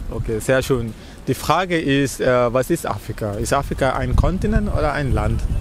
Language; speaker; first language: German; non-native, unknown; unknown